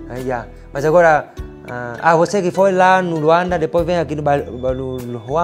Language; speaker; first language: Portuguese; non-native, learner; Vietnamese